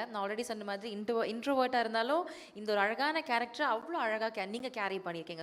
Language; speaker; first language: Tamil; native; Tamil